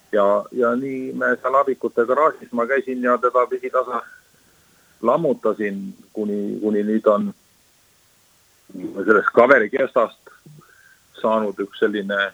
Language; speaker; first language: Estonian; native; Estonian